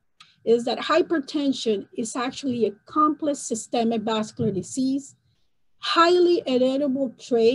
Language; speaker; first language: English; non-native, fluent; Spanish